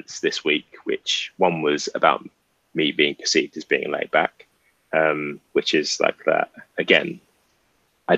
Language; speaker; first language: English; native; English